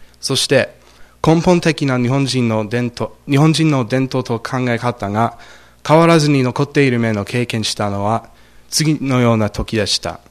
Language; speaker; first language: Japanese; non-native, fluent; English